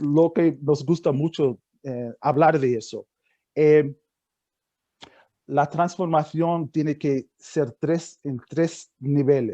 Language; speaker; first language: Spanish; non-native, fluent; English